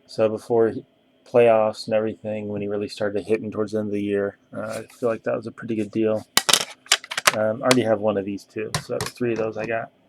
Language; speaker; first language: English; native; English